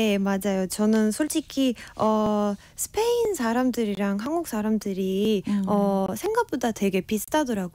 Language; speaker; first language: Korean; non-native, fluent; Spanish